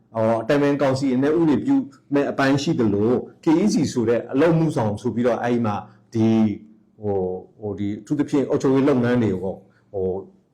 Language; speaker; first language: Burmese; non-native, local second language; S'gaw Karen